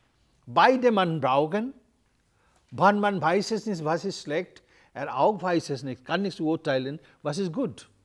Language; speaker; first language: German; non-native, learner; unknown